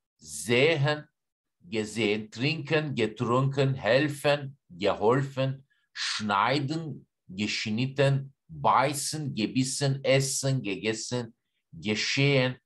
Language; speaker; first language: German; non-native, fluent; Turkish